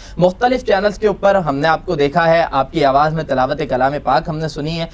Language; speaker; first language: Urdu; native; Urdu